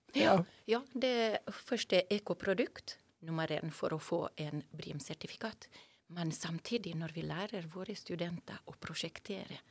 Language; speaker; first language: Norwegian; non-native, fluent; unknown